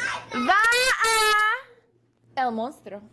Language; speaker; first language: Spanish; non-native, fluent; English